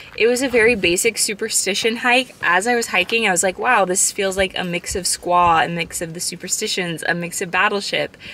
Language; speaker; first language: English; native; English